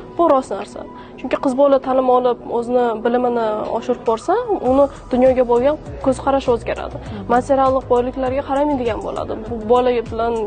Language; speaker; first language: Uzbek; non-native, local second language; Kara-Kalpak